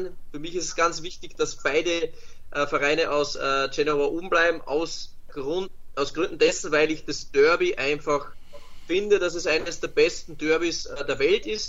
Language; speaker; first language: German; native; German